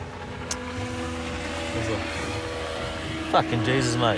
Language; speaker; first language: English; native; English